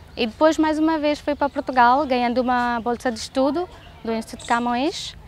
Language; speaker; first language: Portuguese; non-native, fluent; Hindi